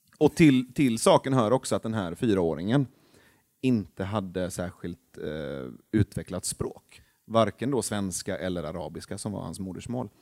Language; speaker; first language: Swedish; early bilingual, other home language; Persian